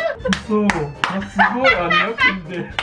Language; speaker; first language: Korean; non-native, learner; Japanese